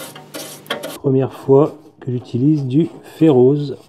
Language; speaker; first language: French; native; French